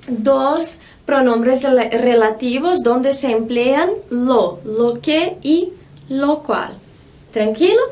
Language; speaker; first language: Spanish; non-native, fluent; Portuguese